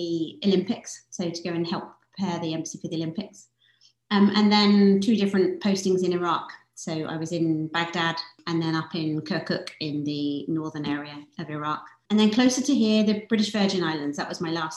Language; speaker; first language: English; native; English